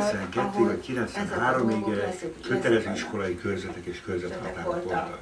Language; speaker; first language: Hungarian; native; Hungarian